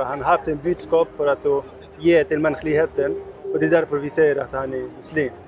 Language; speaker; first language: Swedish; non-native, learner; Arabic